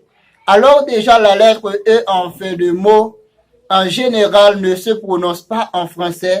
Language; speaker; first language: French; non-native, fluent; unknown